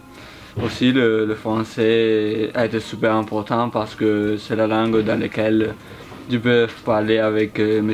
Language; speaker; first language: French; non-native, learner; Spanish